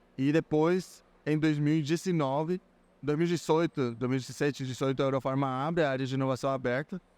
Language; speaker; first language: Portuguese; non-native, fluent; Spanish